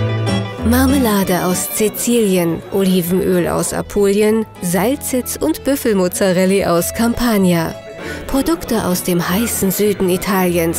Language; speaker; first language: German; native; German